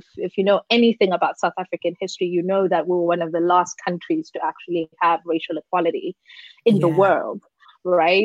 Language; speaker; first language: English; non-native, local second language; Xhosa